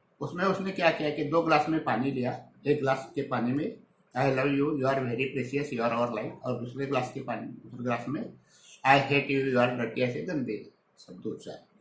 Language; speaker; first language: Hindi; non-native, local second language; Marathi